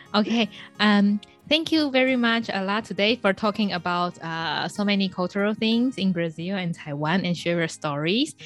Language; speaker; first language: English; non-native, fluent; Chinese